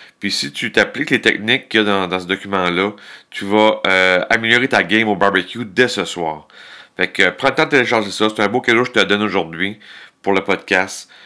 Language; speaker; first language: French; native; French